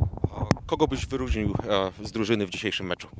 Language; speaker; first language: Polish; native; Polish